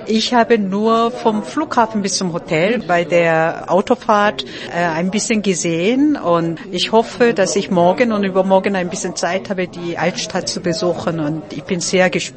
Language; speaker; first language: German; non-native, fluent; Korean